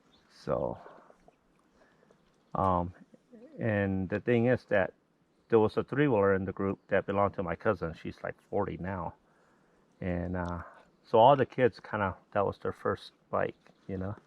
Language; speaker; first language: English; native; English